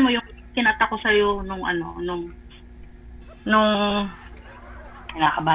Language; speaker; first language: Filipino; native; Filipino